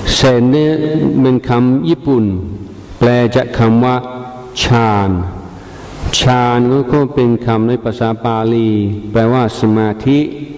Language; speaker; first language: Thai; non-native, fluent; English